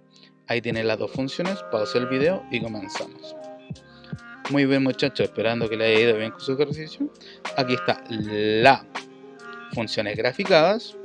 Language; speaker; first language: Spanish; native; Spanish